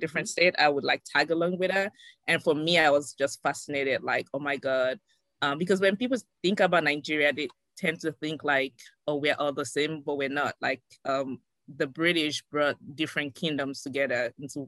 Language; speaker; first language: English; non-native, local second language; Yoruba